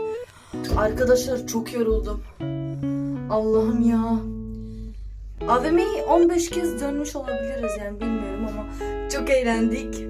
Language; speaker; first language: Turkish; early bilingual, other home language; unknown